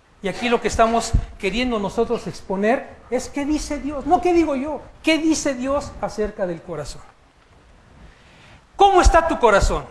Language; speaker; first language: Spanish; native; Spanish